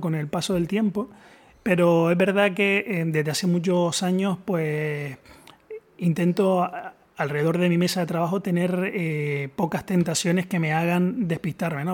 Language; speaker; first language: Spanish; native; Spanish